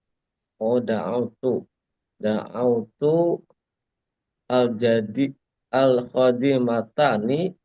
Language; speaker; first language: Arabic; non-native, learner; Indonesian